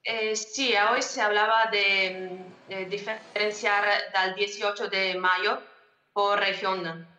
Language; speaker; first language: Spanish; non-native, learner; Italian